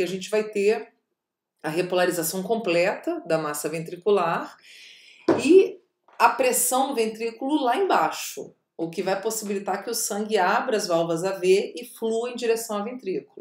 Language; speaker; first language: Portuguese; native; Portuguese